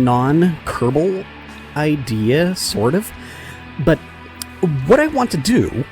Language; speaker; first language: English; native; English